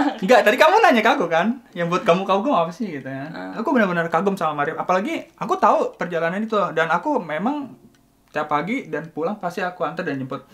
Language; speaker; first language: Indonesian; native; Indonesian